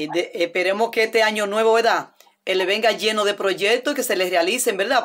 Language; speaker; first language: Spanish; native; Spanish